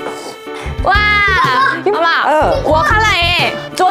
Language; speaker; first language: Chinese; non-native, learner; Korean